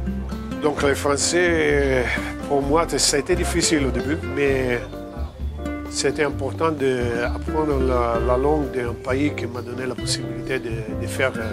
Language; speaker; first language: French; non-native, fluent; Italian